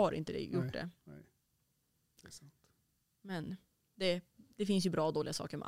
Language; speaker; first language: Swedish; native; Swedish